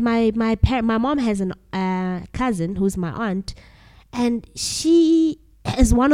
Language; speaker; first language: English; non-native, local second language; Southern Sotho